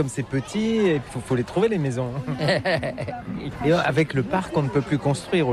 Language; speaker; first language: French; native; French